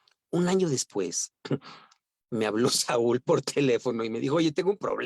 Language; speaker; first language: Spanish; native; Spanish